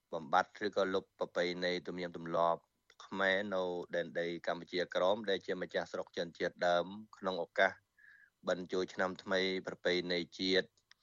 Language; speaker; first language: Khmer; native; Khmer